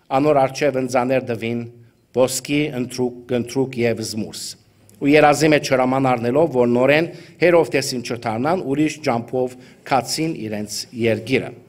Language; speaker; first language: Armenian; early bilingual, heritage; Armenian